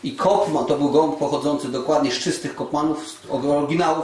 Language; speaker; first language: Polish; native; Polish